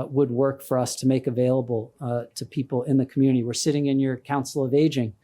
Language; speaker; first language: English; native; English